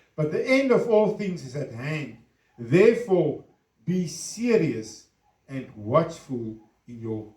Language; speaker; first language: English; non-native, local second language; Afrikaans